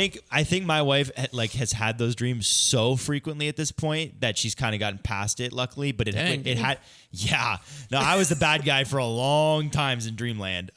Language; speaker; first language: English; native; English